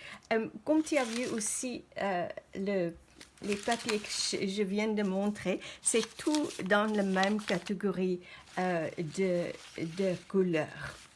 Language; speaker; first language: French; non-native, fluent; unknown